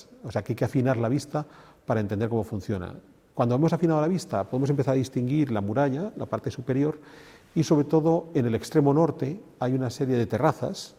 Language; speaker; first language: Spanish; native; Spanish